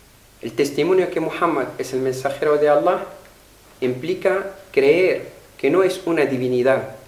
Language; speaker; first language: Spanish; non-native, fluent; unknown